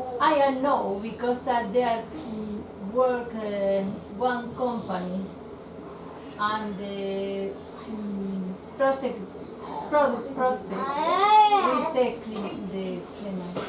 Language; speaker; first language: English; non-native, learner; Spanish